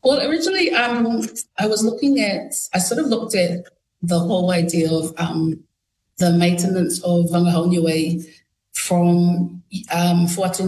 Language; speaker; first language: English; native; English